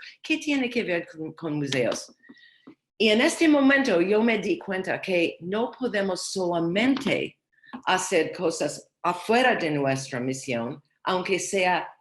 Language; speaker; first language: Spanish; non-native, learner; English